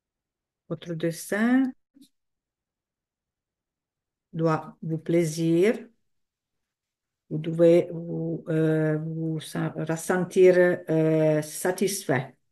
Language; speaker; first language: French; non-native, fluent; Italian